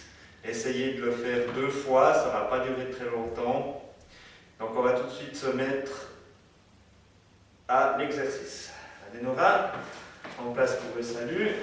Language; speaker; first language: French; native; French